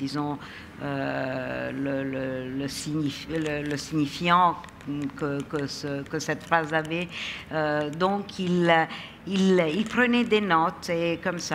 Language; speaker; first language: French; non-native, fluent; Italian